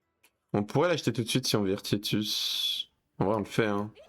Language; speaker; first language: French; native; French